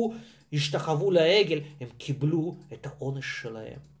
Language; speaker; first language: Hebrew; non-native, fluent; Russian